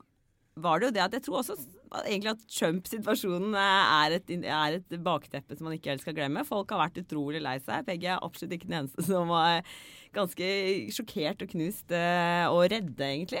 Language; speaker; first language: Norwegian; native; Norwegian